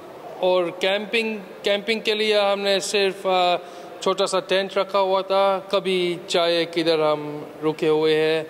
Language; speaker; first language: Hindi; early bilingual, heritage; Hindi